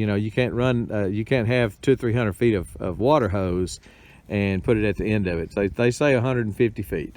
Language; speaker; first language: English; native; English